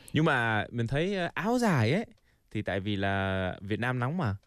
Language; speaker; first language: Vietnamese; non-native, fluent; Korean